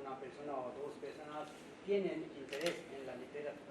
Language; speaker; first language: Spanish; non-native, fluent; Hindi